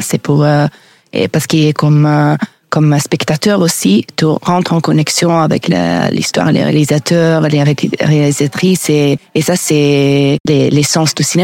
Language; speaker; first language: French; non-native, learner; Italian